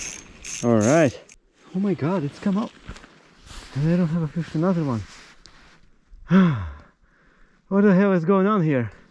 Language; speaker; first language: English; non-native, learner; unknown